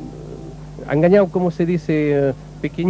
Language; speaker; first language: Spanish; non-native, learner; French